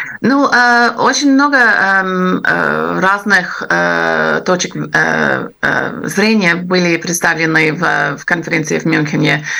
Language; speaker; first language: Russian; non-native, fluent; English